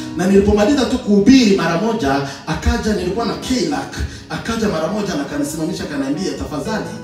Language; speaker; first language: Swahili; native; Swahili